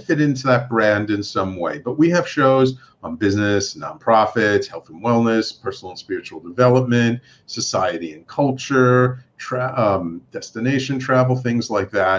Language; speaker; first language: English; native; English